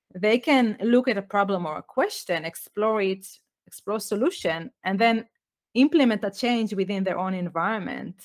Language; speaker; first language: English; non-native, fluent; Hebrew